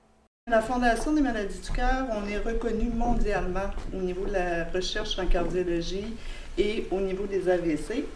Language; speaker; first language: French; native; French